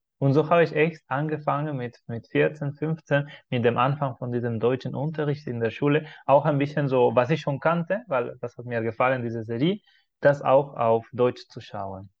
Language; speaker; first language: German; non-native, fluent; Spanish